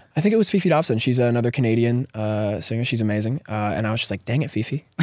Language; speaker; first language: English; native; English